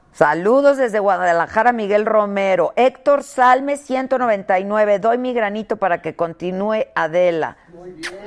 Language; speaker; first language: Spanish; native; Spanish